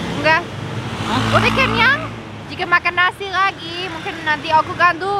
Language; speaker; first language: Indonesian; non-native, learner; English